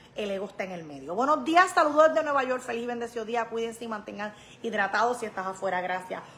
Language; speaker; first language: Spanish; native; Spanish